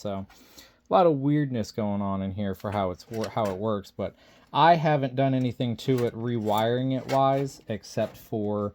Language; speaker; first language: English; native; English